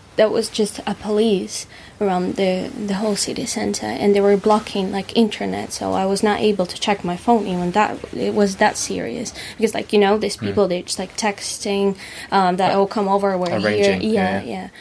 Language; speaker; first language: English; non-native, fluent; Russian